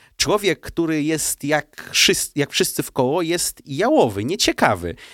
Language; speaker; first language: Polish; early bilingual, heritage; Russian